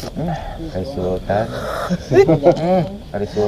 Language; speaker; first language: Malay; non-native, local second language; Sundanese